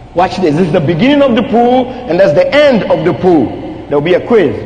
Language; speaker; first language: English; non-native, local second language; Akan